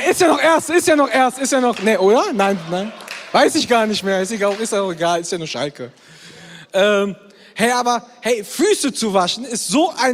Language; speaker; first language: German; native; German